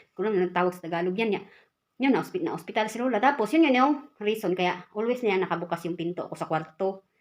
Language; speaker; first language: Filipino; non-native, local second language; Cebuano